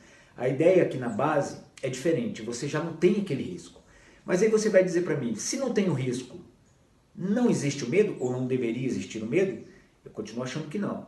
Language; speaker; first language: Portuguese; native; Portuguese